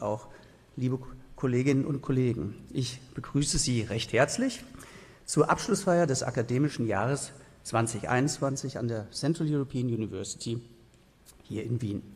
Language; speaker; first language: German; native; German